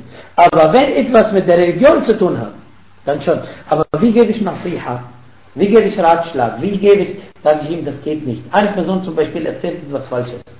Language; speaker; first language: German; non-native, fluent; Arabic